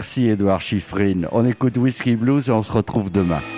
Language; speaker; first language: French; native; French